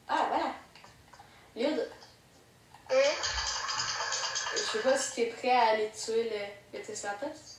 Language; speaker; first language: French; native; French